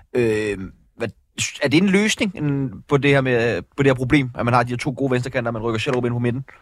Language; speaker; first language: Danish; native; Danish